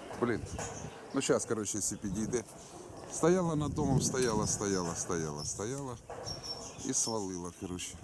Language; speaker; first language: Ukrainian; non-native, local second language; Russian